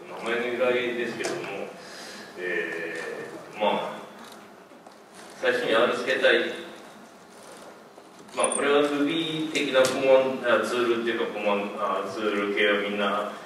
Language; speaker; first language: Japanese; native; Japanese